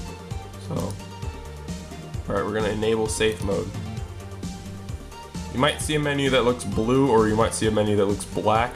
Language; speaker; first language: English; native; English